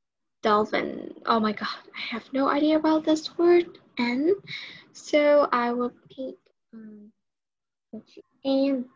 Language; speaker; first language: English; non-native, learner; Vietnamese